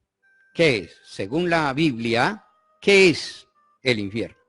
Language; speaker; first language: Spanish; native; Spanish